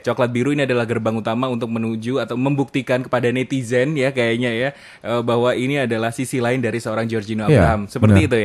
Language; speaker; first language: Indonesian; native; Indonesian